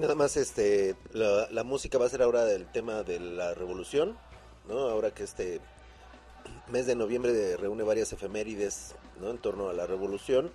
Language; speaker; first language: Spanish; native; Spanish